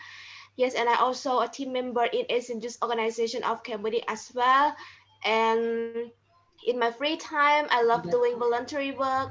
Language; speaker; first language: English; non-native, learner; Khmer